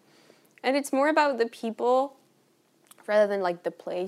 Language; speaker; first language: English; non-native, fluent; Spanish